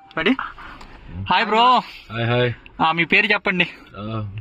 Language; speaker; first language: Telugu; native; Telugu